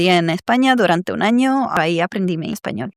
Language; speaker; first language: Spanish; non-native, fluent; Serbian